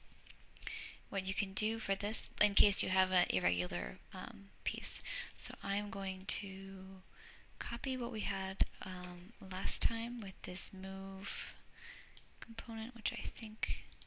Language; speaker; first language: English; native; English